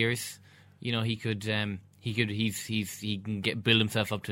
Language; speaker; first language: English; native; English